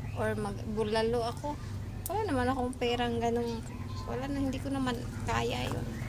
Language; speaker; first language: Filipino; non-native, local second language; Hiligaynon